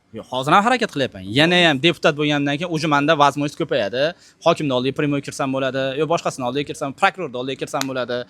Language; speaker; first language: Uzbek; native; Uzbek